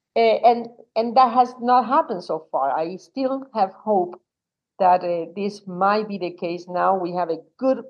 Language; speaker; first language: English; non-native, fluent; Spanish